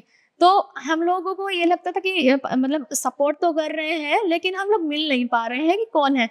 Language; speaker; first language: Hindi; native; Hindi